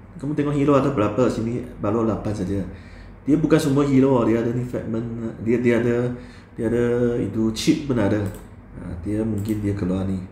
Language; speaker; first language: Malay; non-native, local second language; Chinese